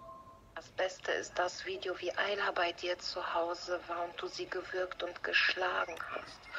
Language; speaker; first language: German; native; German